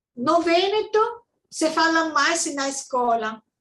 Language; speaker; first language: Portuguese; non-native, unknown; Italian